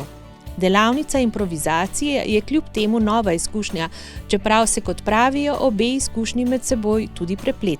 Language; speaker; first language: Slovenian; native; Slovenian